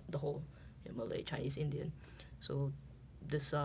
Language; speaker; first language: English; non-native, local second language; Chinese